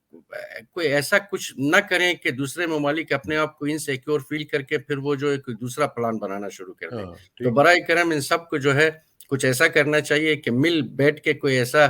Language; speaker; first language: Hindi; non-native, fluent; Persian